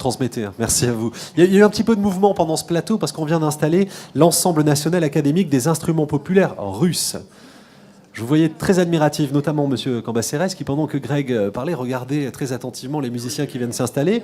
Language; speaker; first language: French; native; French